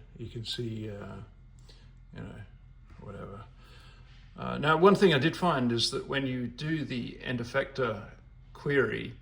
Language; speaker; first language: English; native; English